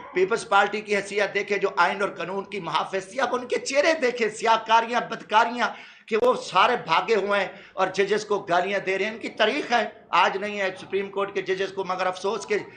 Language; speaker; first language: Urdu; native; Urdu